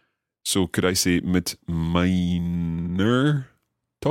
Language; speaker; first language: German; non-native, learner; English